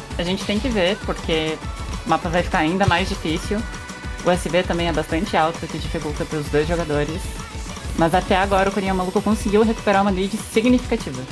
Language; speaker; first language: Portuguese; native; Portuguese